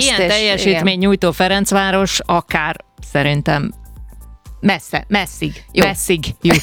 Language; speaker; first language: Hungarian; native; Hungarian